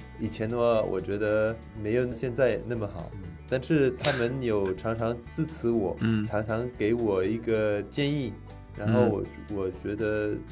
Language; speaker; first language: Chinese; non-native, fluent; French